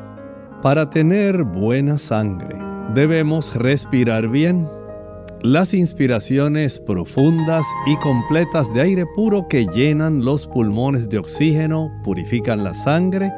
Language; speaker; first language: Spanish; native; Spanish